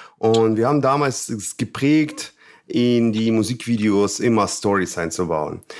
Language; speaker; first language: German; non-native, fluent; Russian